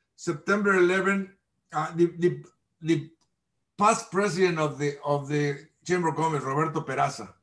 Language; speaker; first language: English; non-native, fluent; Spanish